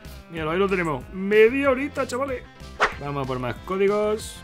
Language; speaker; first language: Spanish; native; Spanish